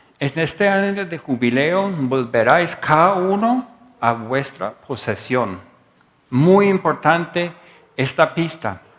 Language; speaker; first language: Spanish; non-native, fluent; English